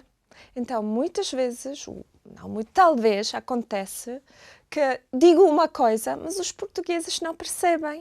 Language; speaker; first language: Portuguese; non-native, fluent; German